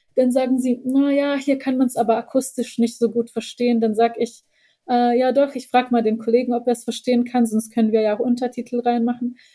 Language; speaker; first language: German; early bilingual, heritage; Bosnian